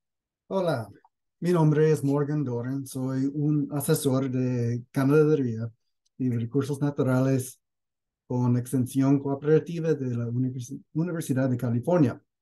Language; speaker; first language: Spanish; non-native, fluent; English